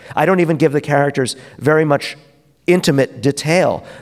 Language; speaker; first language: English; native; English